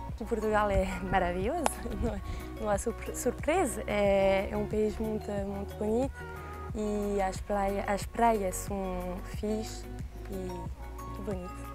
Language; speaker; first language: Portuguese; early bilingual, heritage; French